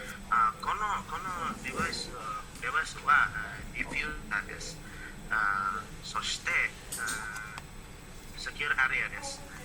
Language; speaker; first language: Japanese; non-native, learner; Indonesian